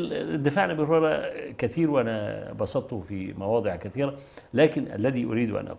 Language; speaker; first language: Arabic; native; Arabic